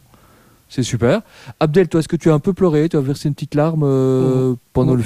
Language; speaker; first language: French; native; French